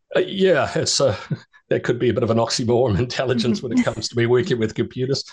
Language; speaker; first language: English; native; English